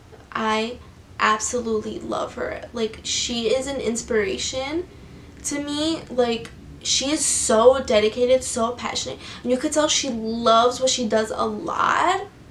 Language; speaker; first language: English; early bilingual, other home language; Portuguese